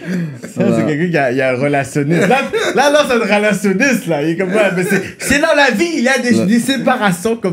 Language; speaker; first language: French; native; French